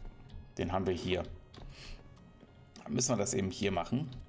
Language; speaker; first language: German; native; German